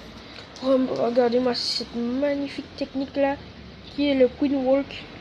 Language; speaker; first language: French; native; French